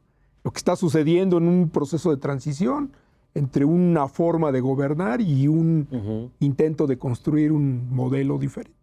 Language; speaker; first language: Spanish; native; Spanish